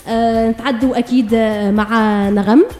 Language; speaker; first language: Arabic; native; Arabic